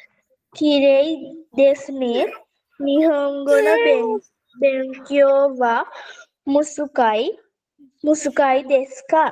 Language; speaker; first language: Japanese; non-native, learner; Sinhala